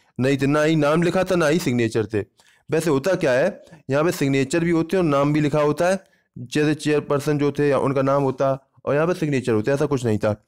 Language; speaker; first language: Hindi; native; Hindi